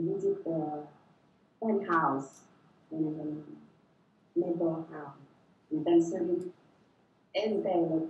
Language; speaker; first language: English; non-native, learner; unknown